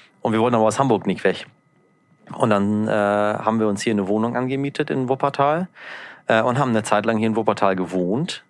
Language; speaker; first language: German; early bilingual, other home language; Persian